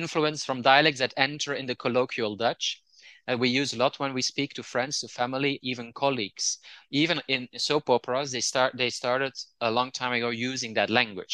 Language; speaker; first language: English; non-native, fluent; Dutch